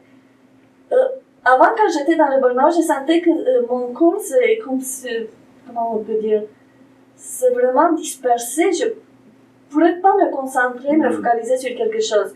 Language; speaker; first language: French; non-native, fluent; Romanian